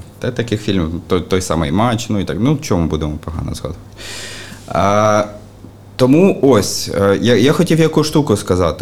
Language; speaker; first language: Ukrainian; native; Ukrainian